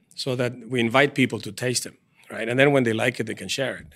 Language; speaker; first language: English; non-native, fluent; Spanish